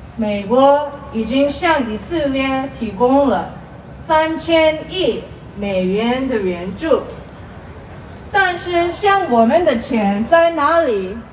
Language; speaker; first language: Chinese; non-native, fluent; Korean